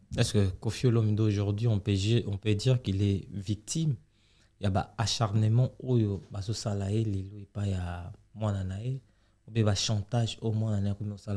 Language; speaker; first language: French; non-native, local second language; Lingala